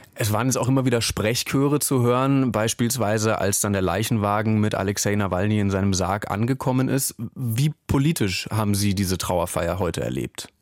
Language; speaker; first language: German; native; German